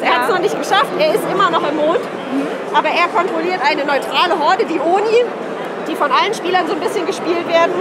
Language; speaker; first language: German; native; German